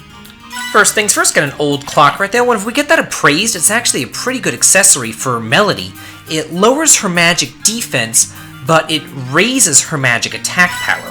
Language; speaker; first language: English; native; English